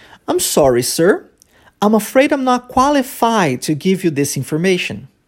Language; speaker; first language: English; early bilingual, other home language; Portuguese